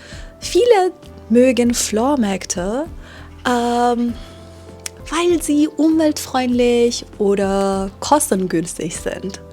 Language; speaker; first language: German; non-native, fluent; Persian